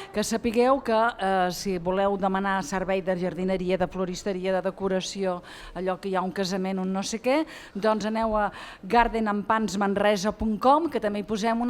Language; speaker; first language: Catalan; native; Catalan